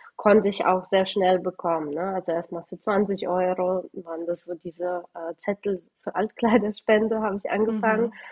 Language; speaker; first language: German; early bilingual, other home language; Russian